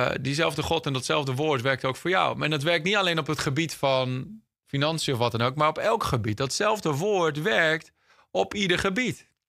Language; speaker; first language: Dutch; non-native, fluent; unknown